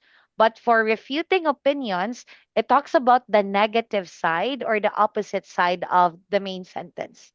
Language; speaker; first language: English; non-native, fluent; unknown